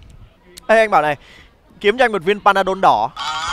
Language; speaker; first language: Vietnamese; native; Vietnamese